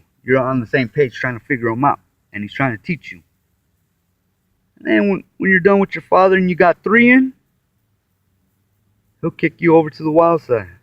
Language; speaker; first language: English; native; English